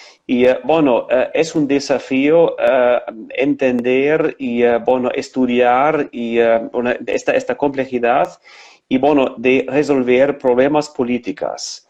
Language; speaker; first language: Spanish; non-native, fluent; German